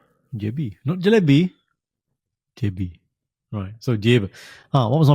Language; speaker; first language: English; early bilingual, other home language; Punjabi